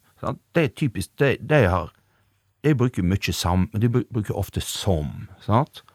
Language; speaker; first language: Norwegian; native; Norwegian